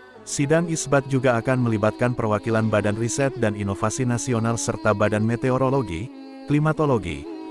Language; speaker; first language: Indonesian; native; Indonesian